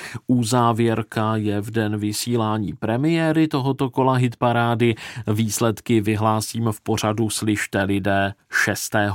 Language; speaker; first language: Czech; native; Czech